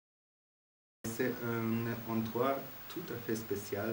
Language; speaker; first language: French; non-native, fluent; German